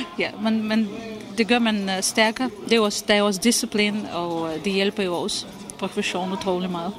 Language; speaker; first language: Danish; non-native, fluent; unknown